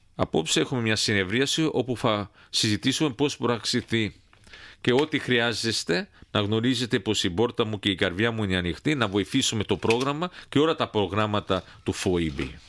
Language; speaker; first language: Greek; early bilingual, heritage; Greek